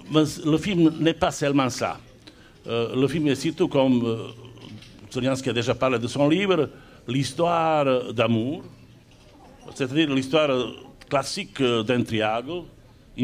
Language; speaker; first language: French; non-native, fluent; Serbian